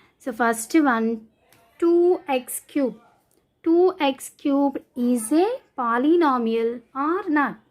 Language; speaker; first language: English; non-native, local second language; Telugu